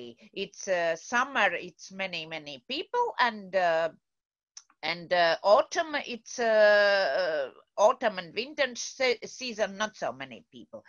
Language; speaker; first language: English; non-native, learner; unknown